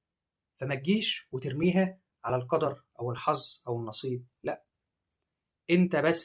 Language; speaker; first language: Arabic; native; Arabic